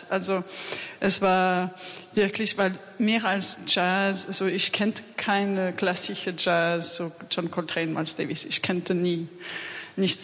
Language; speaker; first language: German; non-native, fluent; French